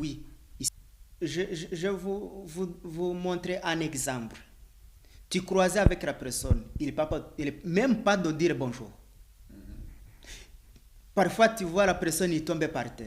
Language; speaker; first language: French; non-native, learner; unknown